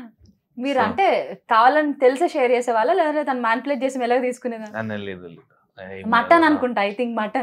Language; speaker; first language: Telugu; native; Telugu